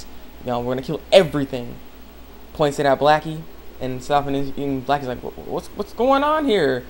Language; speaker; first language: English; native; English